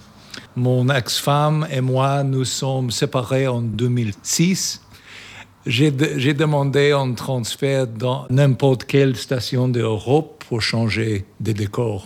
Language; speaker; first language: French; non-native, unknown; English